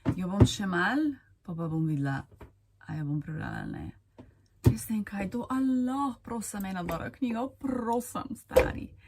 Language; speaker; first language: Slovenian; early bilingual, other home language; Serbian